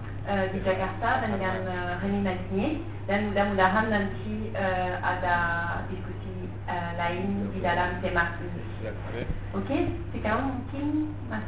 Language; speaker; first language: Indonesian; non-native, fluent; French